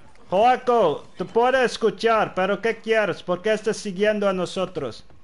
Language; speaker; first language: Spanish; non-native, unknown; Dutch